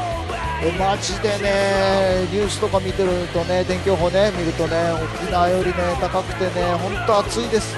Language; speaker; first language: Japanese; native; Japanese